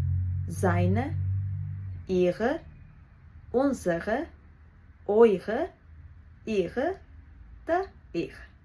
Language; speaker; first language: German; non-native, fluent; Georgian